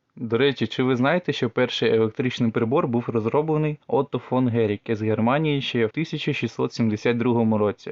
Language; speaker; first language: Ukrainian; native; Ukrainian